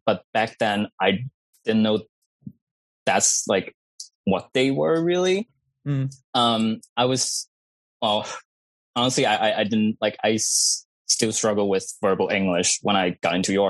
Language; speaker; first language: English; non-native, fluent; Cantonese